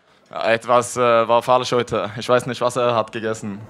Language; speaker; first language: German; non-native, learner; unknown